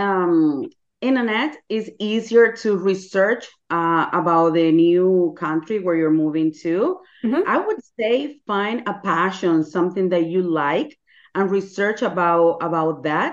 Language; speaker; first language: English; non-native, fluent; Spanish